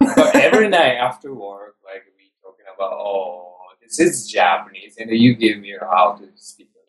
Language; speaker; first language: English; non-native, learner; Japanese